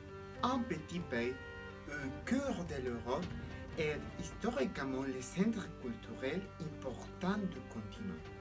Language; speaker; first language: French; non-native, learner; Spanish